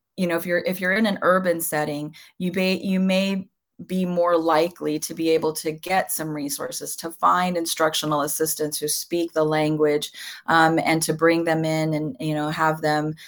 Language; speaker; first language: English; early bilingual, other home language; Spanish